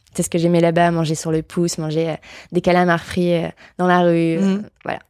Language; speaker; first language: French; native; French